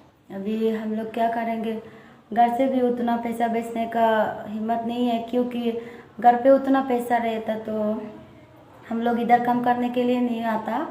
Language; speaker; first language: Hindi; non-native, local second language; Chakma